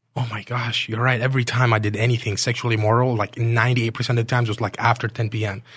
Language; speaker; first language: English; non-native, fluent; Arabic